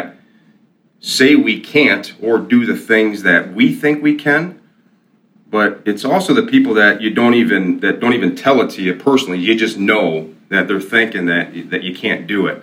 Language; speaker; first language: English; native; English